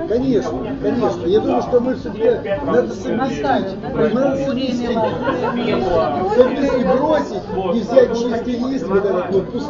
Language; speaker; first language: Russian; native; Russian